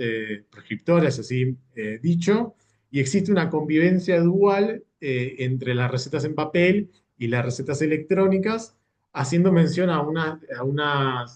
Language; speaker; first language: Spanish; native; Spanish